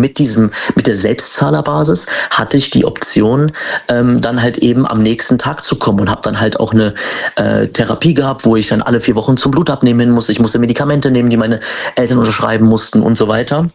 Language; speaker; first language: German; native; German